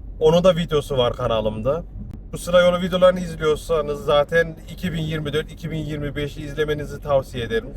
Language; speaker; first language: Turkish; early bilingual, heritage; Turkish